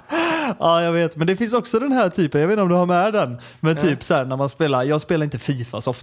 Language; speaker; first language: Swedish; native; Swedish